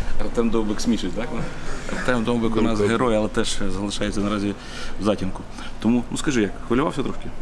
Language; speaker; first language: Ukrainian; native; Ukrainian